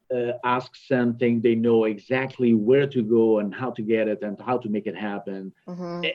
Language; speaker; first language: English; non-native, fluent; Portuguese